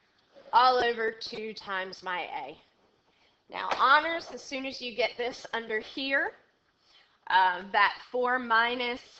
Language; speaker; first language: English; native; English